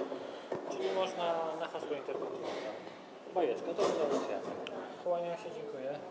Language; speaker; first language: Polish; native; Polish